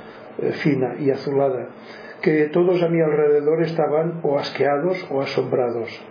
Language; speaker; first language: Spanish; native; Spanish